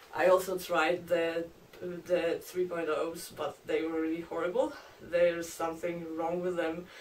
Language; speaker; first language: English; non-native, fluent; Polish